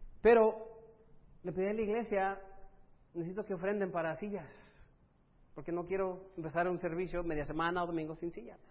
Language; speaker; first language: Spanish; early bilingual, other home language; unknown